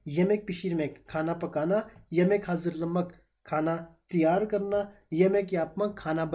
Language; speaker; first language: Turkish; non-native, fluent; Urdu